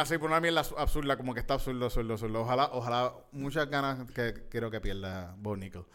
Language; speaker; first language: Spanish; native; Spanish